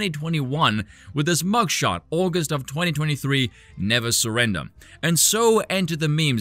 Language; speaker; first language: English; native; English